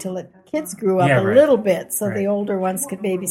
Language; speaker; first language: English; native; English